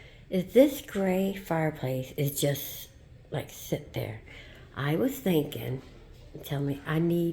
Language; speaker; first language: English; native; English